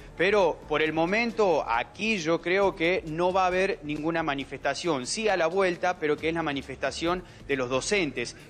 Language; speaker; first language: Spanish; native; Spanish